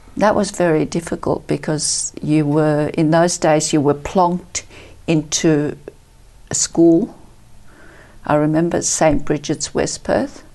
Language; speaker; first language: English; early bilingual, other home language; Italian